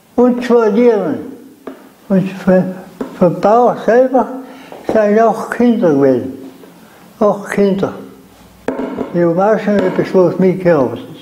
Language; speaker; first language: German; native; German